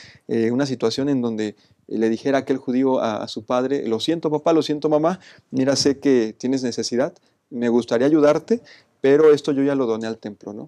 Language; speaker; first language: Spanish; native; Spanish